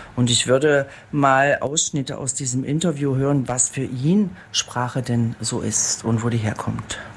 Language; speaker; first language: German; native; German